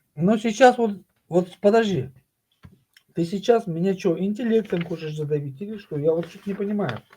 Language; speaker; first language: Russian; native; Russian